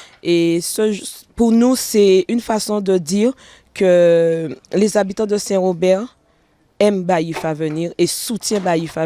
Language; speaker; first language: French; native; French